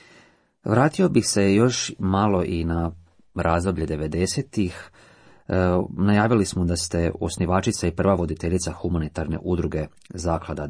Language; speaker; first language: Croatian; native; Croatian